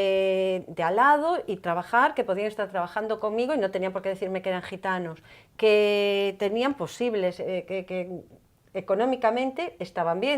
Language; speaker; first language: Spanish; native; Spanish